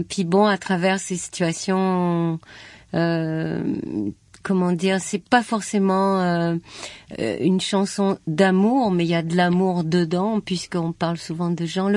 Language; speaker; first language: French; native; French